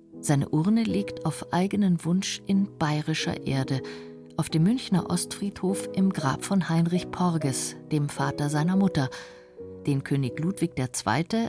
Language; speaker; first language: German; native; German